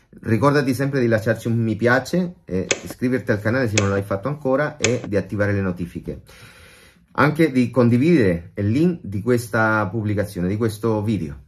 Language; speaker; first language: Italian; non-native, fluent; Spanish